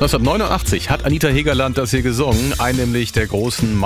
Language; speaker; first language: German; native; German